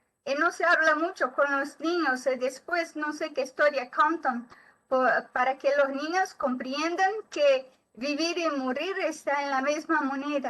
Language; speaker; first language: Spanish; non-native, learner; Portuguese